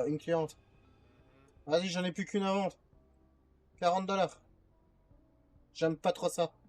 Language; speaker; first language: French; native; French